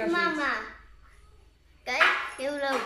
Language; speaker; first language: Dutch; early bilingual, other home language; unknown